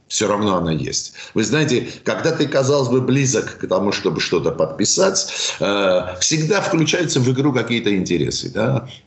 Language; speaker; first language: Russian; non-native, local second language; Armenian